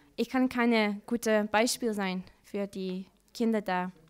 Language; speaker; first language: German; non-native, learner; Dutch